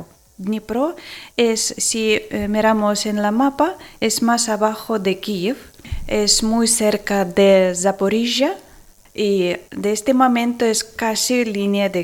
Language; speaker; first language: Spanish; non-native, learner; Ukrainian